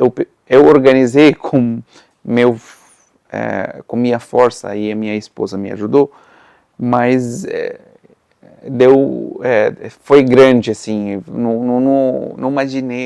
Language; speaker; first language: Portuguese; non-native, fluent; Arabic